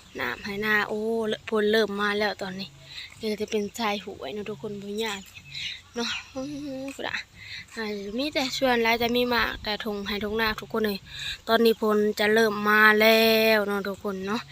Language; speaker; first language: Thai; non-native, local second language; Lao